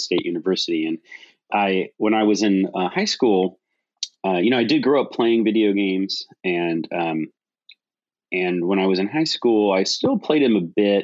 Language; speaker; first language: English; native; English